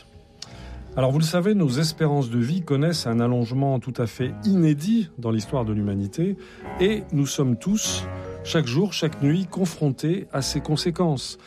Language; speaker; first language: French; native; French